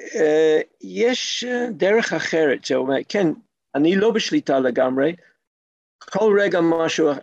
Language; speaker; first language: Hebrew; non-native, fluent; English